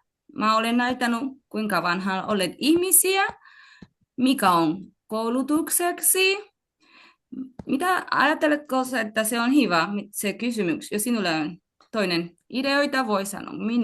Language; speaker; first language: Finnish; non-native, learner; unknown